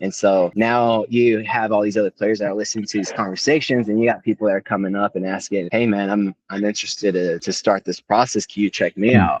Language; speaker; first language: English; native; English